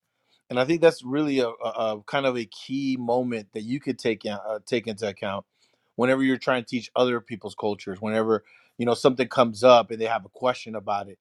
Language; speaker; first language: English; early bilingual, other home language; Spanish